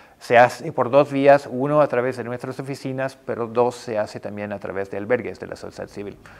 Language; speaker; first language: Spanish; non-native, fluent; English